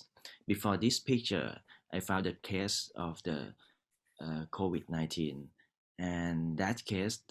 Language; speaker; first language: English; non-native, learner; Thai